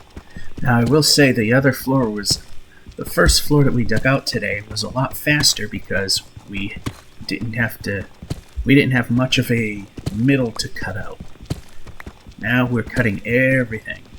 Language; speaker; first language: English; native; English